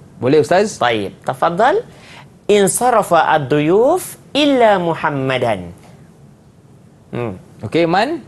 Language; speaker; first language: Arabic; non-native, fluent; Malay